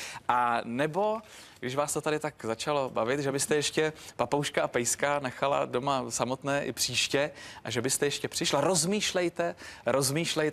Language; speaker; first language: Czech; native; Czech